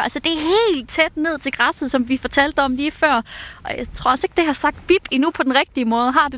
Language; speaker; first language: Danish; native; Danish